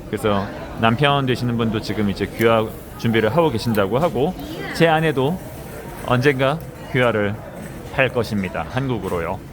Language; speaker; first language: Korean; native; Korean